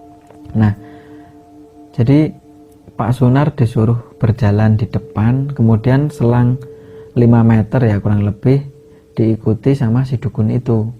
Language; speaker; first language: Indonesian; native; Indonesian